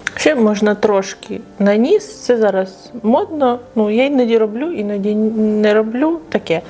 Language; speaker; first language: Ukrainian; non-native, local second language; Russian